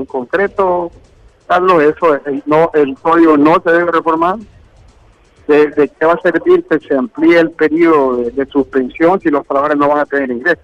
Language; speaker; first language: Spanish; native; Spanish